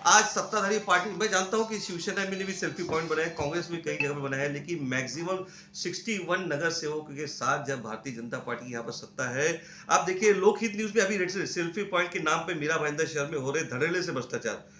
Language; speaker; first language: Hindi; non-native, local second language; Marathi